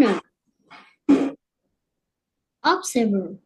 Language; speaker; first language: English; non-native, learner; Vietnamese